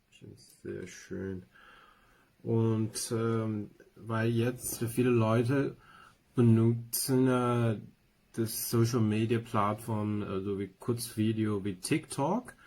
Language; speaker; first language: German; non-native, learner; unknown